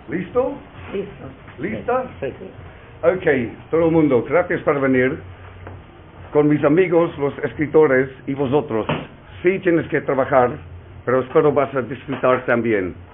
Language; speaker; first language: Spanish; non-native, learner; English